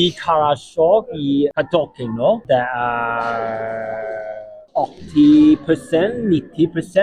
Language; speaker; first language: Norwegian; non-native, learner; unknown